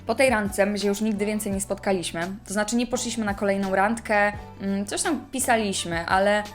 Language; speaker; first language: Polish; native; Polish